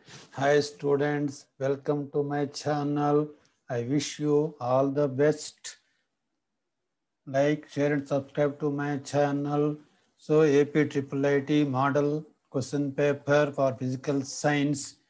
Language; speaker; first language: English; non-native, local second language; Telugu